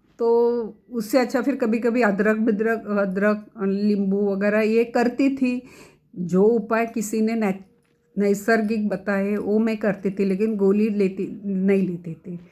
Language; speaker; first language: Hindi; non-native, local second language; Marathi